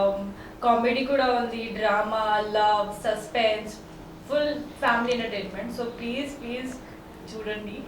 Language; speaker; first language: Telugu; non-native, learner; Hindi